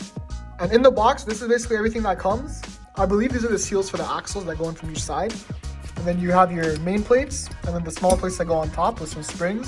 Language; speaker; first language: English; native; English